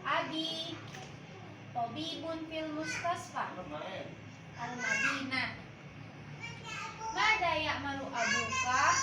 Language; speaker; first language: Arabic; non-native, learner; Indonesian